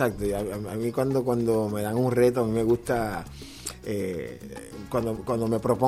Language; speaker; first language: Spanish; early bilingual, heritage; Spanish